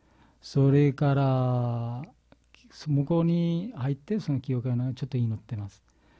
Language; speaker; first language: Japanese; non-native, learner; Bangla